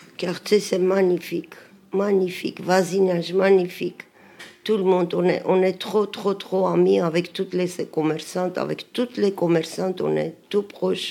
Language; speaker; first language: French; non-native, learner; Armenian